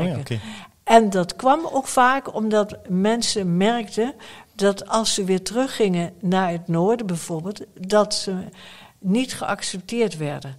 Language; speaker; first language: Dutch; native; Dutch